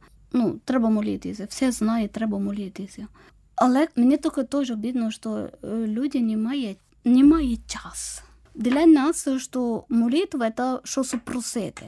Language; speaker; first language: Ukrainian; non-native, learner; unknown